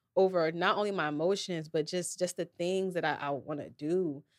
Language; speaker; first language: English; native; English